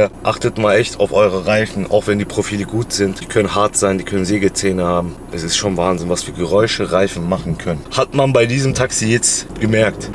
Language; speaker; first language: German; native; German